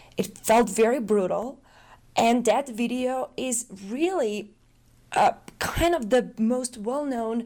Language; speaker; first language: English; non-native, fluent; Macedonian